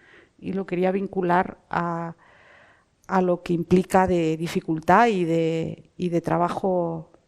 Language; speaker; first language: Spanish; native; Spanish